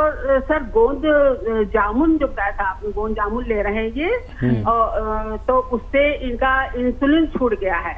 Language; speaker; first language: Hindi; native; Hindi